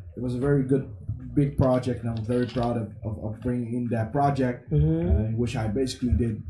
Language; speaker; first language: English; early bilingual, heritage; English